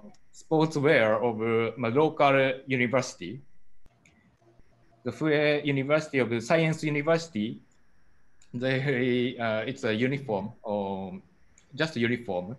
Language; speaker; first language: English; non-native, learner; Japanese